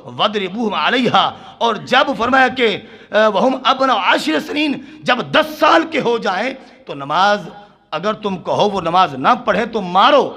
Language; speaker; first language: Urdu; non-native, local second language; Punjabi